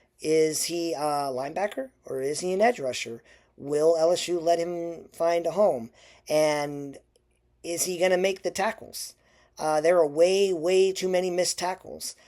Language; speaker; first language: English; native; English